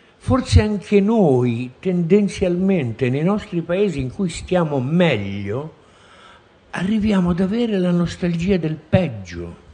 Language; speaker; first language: Italian; native; Italian